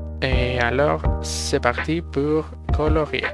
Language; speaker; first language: French; non-native, fluent; Spanish